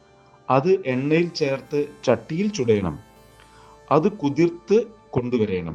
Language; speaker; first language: Malayalam; native; Malayalam